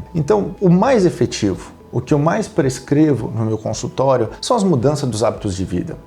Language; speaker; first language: Portuguese; native; Portuguese